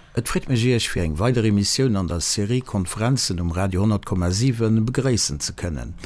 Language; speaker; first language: Luxembourgish; native; Luxembourgish